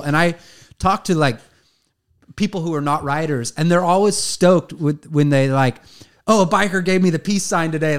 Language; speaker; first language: English; native; English